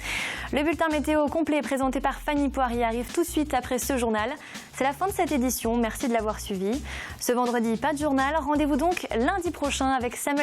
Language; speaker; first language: French; native; French